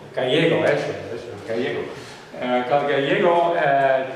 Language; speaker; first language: Spanish; non-native, fluent; Western Frisian